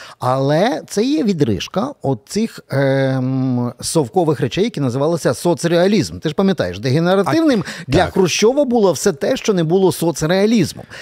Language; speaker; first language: Ukrainian; native; Ukrainian